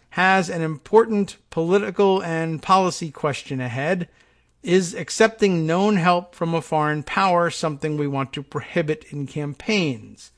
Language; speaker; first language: English; native; English